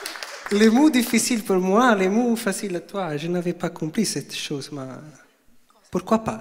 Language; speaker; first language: French; non-native, learner; Italian